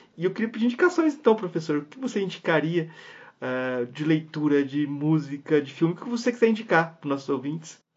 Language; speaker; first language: Portuguese; native; Portuguese